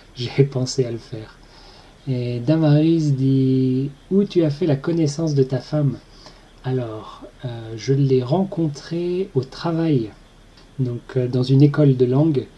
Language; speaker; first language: French; native; French